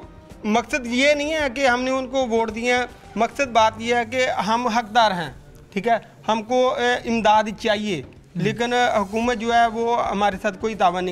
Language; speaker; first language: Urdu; non-native, local second language; Punjabi